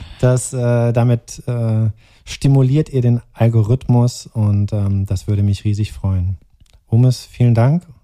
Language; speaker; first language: German; native; German